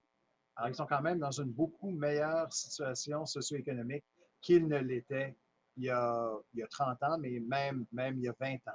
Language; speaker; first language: French; native; French